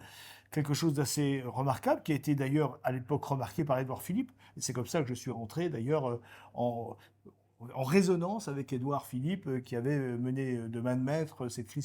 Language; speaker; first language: French; native; French